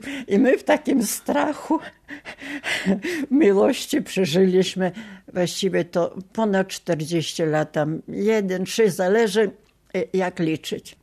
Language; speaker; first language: Polish; non-native, local second language; Ukrainian